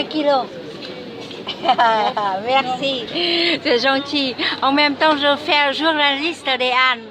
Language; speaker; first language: French; non-native, fluent; Vietnamese